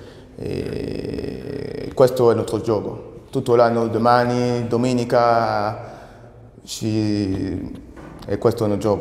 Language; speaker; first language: Italian; non-native, learner; French